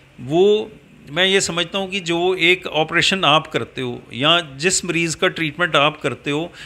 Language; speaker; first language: Hindi; native; Hindi